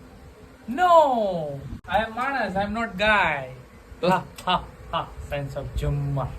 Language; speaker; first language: Hindi; non-native, local second language; Gujarati